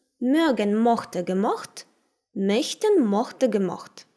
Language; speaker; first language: German; non-native, fluent; Ukrainian